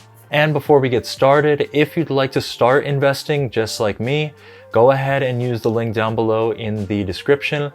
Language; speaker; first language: English; native; English